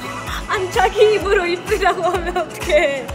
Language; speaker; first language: Korean; non-native, fluent; Russian